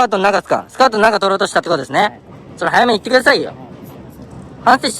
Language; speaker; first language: Japanese; native; Japanese